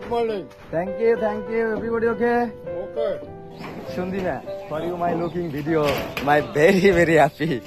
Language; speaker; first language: English; non-native, learner; Bangla